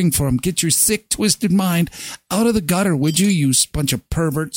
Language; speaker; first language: English; native; English